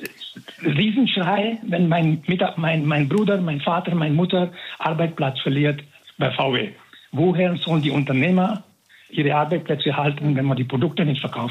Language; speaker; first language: German; non-native, fluent; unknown